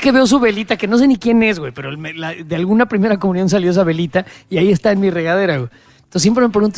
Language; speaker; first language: Spanish; native; Spanish